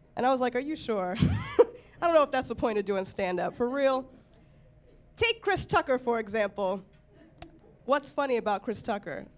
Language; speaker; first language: English; native; English